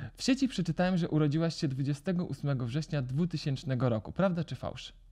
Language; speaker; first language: Polish; native; Polish